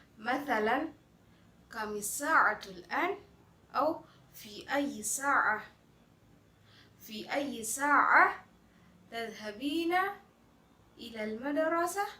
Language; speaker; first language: Arabic; non-native, fluent; Indonesian